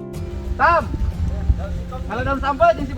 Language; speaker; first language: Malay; non-native, local second language; Sundanese